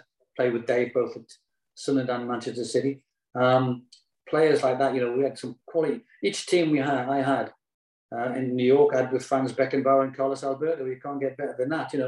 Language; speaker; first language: English; native; English